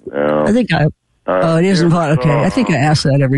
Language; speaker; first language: English; native; English